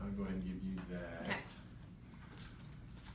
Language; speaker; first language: English; native; English